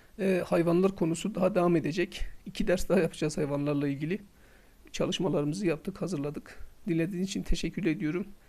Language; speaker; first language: Turkish; non-native, local second language; Kurdish